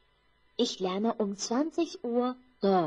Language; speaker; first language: German; non-native, fluent; Chinese